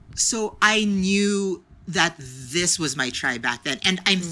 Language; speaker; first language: English; non-native, local second language; Filipino